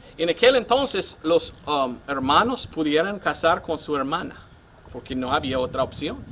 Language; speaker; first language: Spanish; non-native, fluent; English